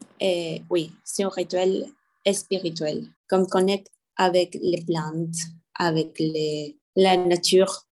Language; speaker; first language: French; non-native, learner; Spanish